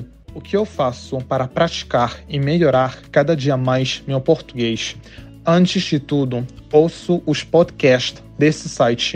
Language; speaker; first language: Portuguese; non-native, fluent; Italian